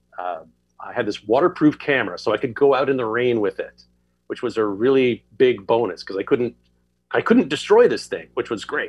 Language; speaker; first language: English; native; English